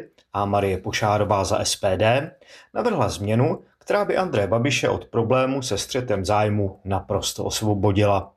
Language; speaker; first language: Czech; native; Czech